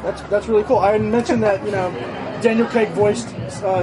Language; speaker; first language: English; native; English